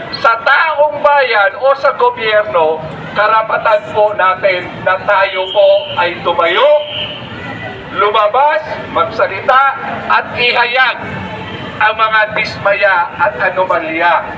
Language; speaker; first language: Filipino; native; Filipino